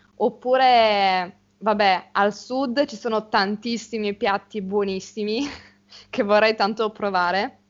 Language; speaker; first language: Italian; native; Italian